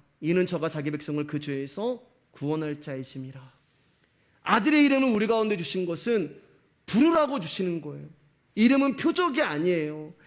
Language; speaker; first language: Korean; native; Korean